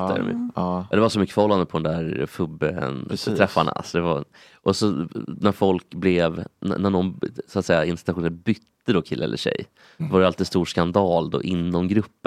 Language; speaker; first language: Swedish; native; Swedish